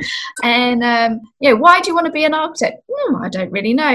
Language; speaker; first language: English; native; English